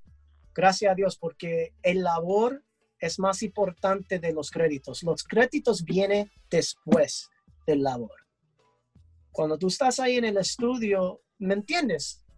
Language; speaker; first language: Spanish; early bilingual, heritage; English